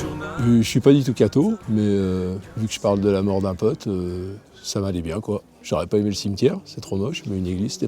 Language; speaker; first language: French; native; French